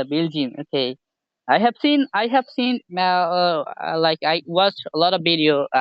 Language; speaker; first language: English; non-native, learner; Bangla